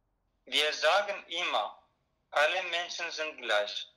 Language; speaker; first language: German; non-native, learner; Kurdish